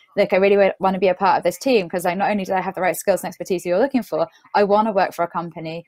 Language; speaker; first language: English; native; English